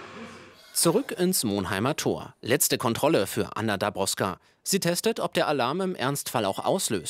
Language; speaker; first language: German; native; German